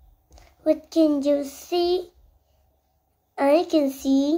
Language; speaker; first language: English; non-native, learner; Vietnamese